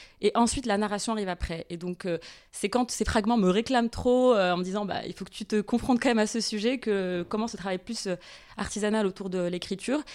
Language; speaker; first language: French; non-native, local second language; Arabic